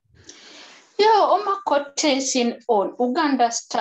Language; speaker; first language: Finnish; non-native, learner; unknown